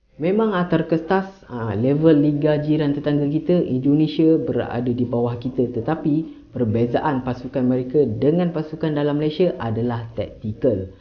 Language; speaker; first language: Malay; native; Malay